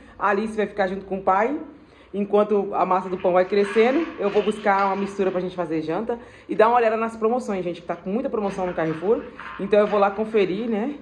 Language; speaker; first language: Portuguese; native; Portuguese